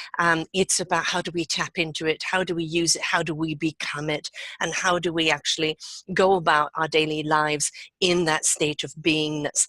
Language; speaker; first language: English; native; English